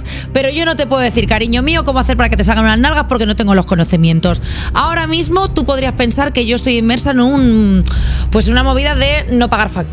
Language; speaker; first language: Spanish; native; Spanish